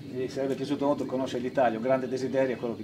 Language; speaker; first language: Italian; native; Italian